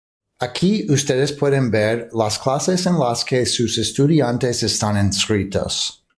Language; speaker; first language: Spanish; non-native, fluent; English